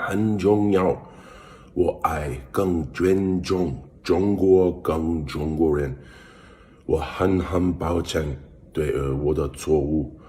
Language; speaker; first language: Chinese; non-native, learner; English